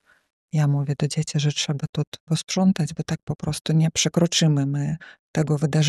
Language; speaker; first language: Polish; early bilingual, heritage; Polish